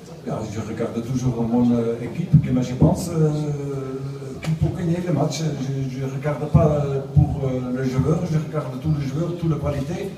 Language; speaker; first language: French; non-native, learner; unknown